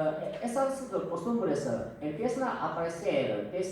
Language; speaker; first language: Spanish; non-native, fluent; Korean